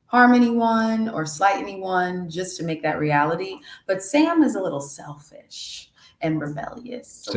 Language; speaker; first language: English; native; English